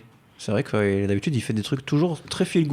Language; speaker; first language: French; native; French